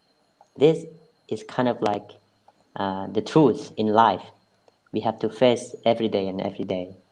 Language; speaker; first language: English; non-native, fluent; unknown